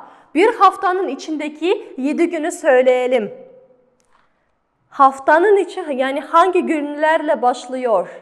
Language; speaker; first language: Turkish; non-native, fluent; Kazakh